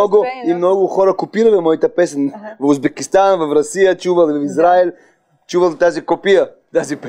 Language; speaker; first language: Bulgarian; non-native, learner; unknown